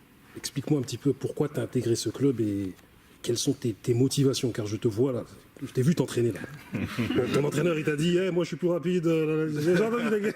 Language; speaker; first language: French; native; French